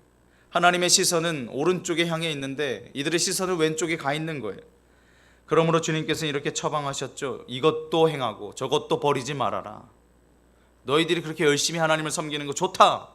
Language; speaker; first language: Korean; native; Korean